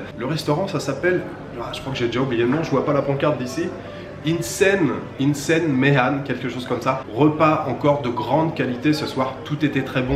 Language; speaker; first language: French; native; French